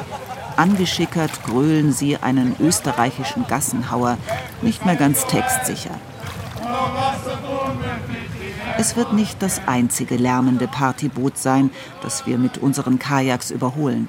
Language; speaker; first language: German; native; German